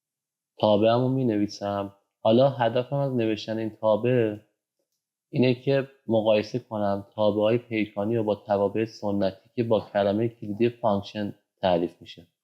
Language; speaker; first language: Persian; native; Persian